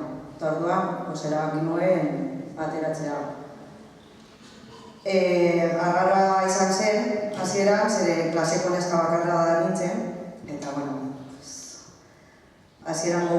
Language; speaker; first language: Basque; non-native, local second language; Spanish